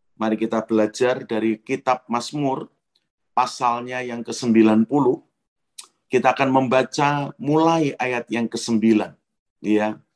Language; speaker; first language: Indonesian; native; Indonesian